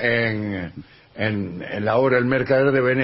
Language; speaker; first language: Spanish; native; Spanish